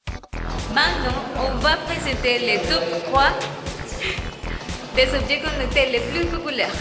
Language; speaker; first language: French; non-native, learner; Spanish